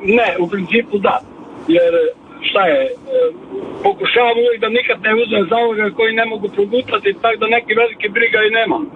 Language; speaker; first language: Croatian; native; Croatian